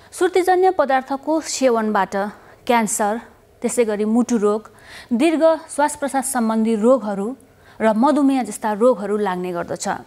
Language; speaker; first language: Nepali; native; Nepali